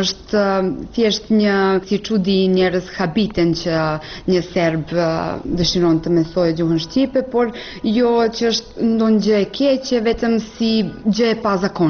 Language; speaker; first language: Albanian; non-native, fluent; Serbian